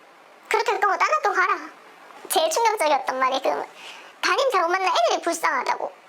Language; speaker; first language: Korean; native; Korean